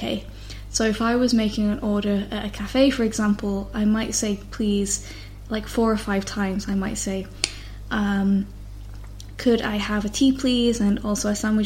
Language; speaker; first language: English; native; English